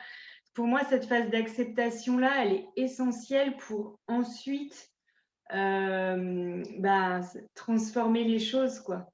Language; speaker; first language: French; native; French